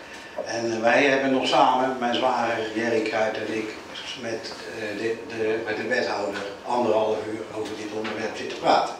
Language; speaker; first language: Dutch; native; Dutch